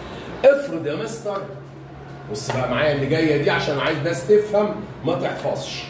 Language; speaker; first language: Arabic; native; Arabic